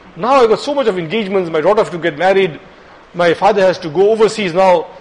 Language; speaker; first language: English; native; English